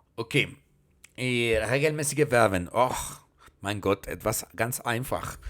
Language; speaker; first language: German; non-native, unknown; Spanish